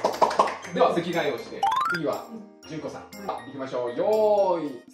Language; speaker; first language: Japanese; native; Japanese